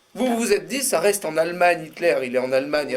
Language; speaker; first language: French; native; French